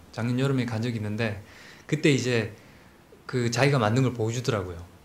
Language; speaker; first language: Korean; native; Korean